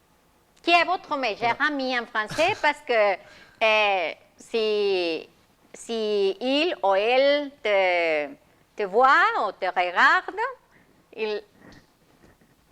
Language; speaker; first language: French; non-native, learner; Spanish